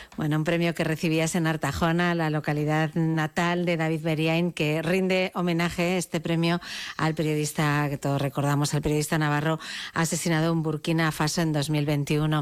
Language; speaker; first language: Spanish; native; Spanish